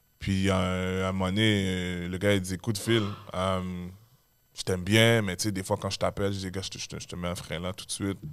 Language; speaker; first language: French; native; French